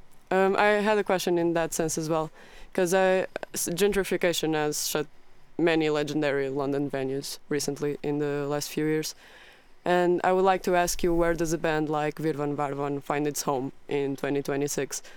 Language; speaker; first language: English; non-native, fluent; Portuguese